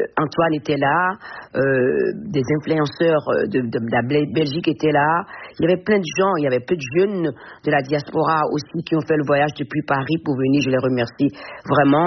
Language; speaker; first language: French; non-native, local second language; Fon